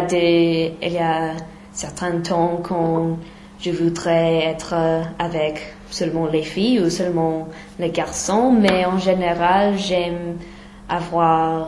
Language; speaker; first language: French; non-native, fluent; English